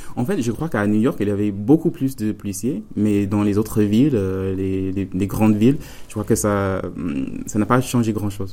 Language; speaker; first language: French; non-native, fluent; English